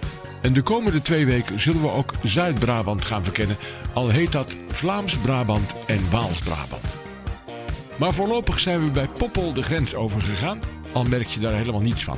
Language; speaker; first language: Dutch; native; Dutch